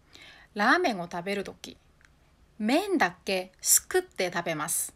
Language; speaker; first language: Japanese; non-native, fluent; Korean